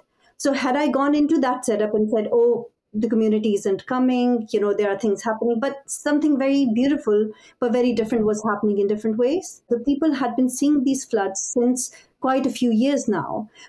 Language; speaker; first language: English; non-native, local second language; Pashto